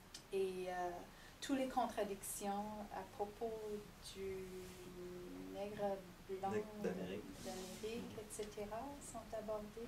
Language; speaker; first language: French; non-native, fluent; English